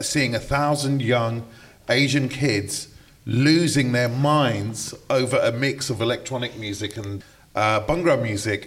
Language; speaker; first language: English; native; English